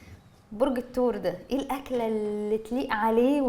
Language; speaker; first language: Arabic; native; Arabic